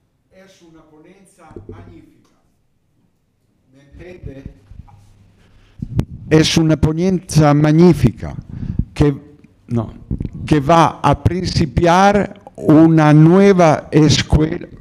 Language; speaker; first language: Spanish; non-native, learner; Italian